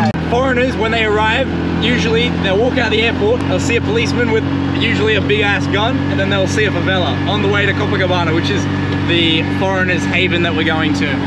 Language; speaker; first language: English; native; English